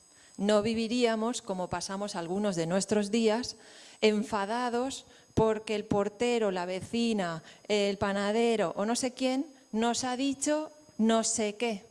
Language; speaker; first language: Spanish; native; Spanish